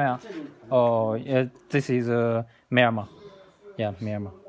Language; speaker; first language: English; non-native, learner; Chinese